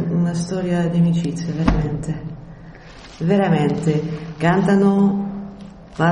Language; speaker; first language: Italian; early bilingual, heritage; French